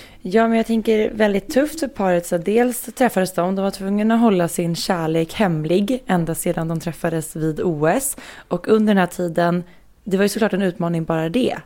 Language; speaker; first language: Swedish; native; Swedish